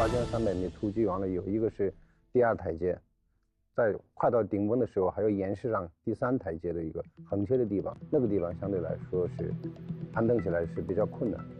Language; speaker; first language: Chinese; native; Chinese